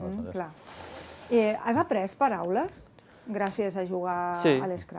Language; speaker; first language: Catalan; native; Catalan